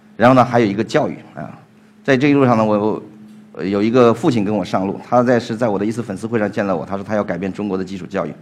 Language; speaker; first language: Chinese; native; Chinese